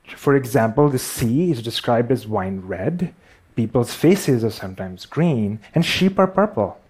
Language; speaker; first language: English; non-native, local second language; Urdu